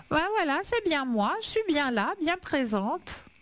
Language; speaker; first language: French; native; French